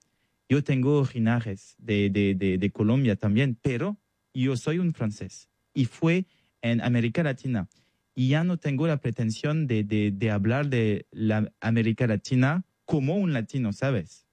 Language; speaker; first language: Spanish; non-native, learner; French